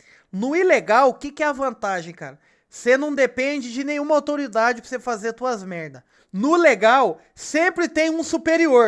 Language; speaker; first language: Portuguese; native; Portuguese